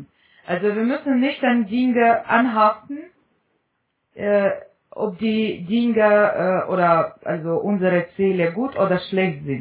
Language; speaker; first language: German; non-native, fluent; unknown